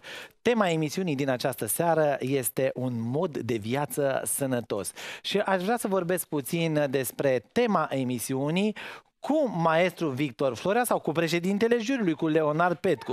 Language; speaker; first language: Romanian; native; Romanian